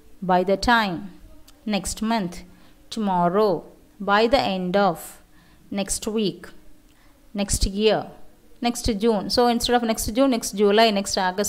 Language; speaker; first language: English; non-native, local second language; Tamil